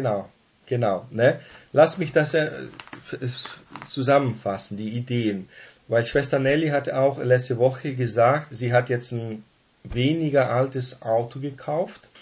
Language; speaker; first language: German; non-native, fluent; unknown